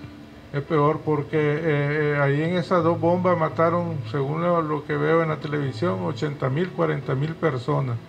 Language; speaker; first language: Spanish; native; Spanish